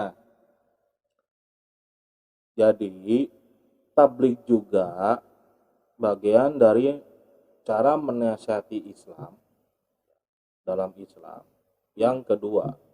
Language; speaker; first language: Indonesian; native; Indonesian